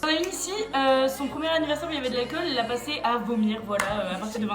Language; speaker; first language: French; native; French